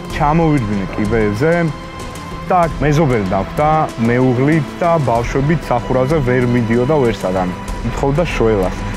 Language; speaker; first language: Georgian; native; Georgian